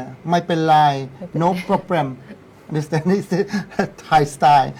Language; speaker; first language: English; non-native, learner; Thai